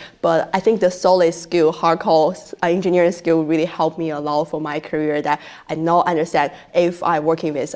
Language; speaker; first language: English; non-native, fluent; Chinese